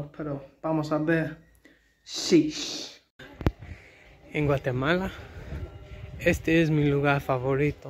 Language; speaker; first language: Spanish; non-native, learner; English